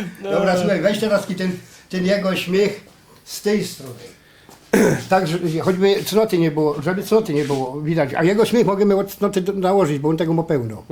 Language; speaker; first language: Polish; native; Polish